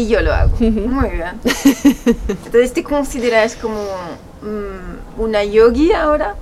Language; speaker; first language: Spanish; non-native, fluent; French